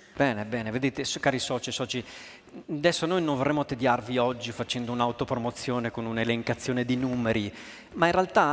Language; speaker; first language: Italian; native; Italian